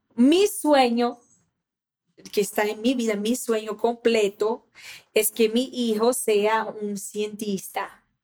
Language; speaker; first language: Spanish; non-native, fluent; Portuguese